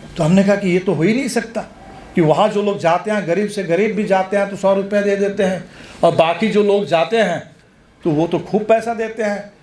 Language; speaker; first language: Hindi; non-native, local second language; Bangla